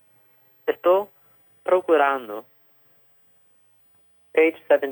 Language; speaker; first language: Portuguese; non-native, fluent; English